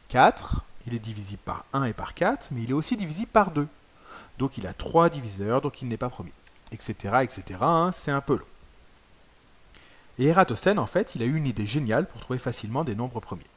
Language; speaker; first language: French; native; French